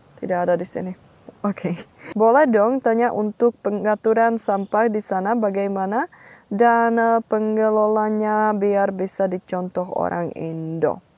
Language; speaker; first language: Indonesian; non-native, fluent; Czech